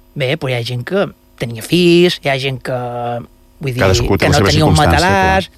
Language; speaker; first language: Catalan; native; Catalan